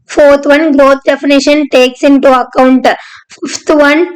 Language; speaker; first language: English; non-native, local second language; Tamil